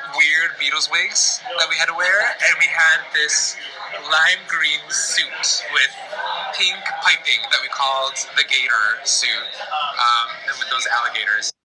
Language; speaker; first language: English; early bilingual, other home language; Polish